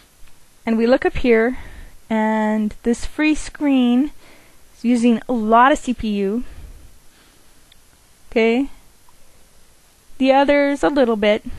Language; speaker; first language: English; native; English